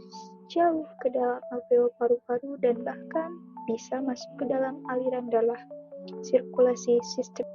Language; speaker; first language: Indonesian; native; Indonesian